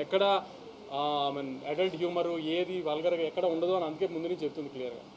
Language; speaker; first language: Telugu; native; Telugu